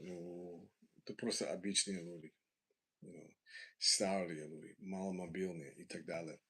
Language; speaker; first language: Russian; non-native, learner; English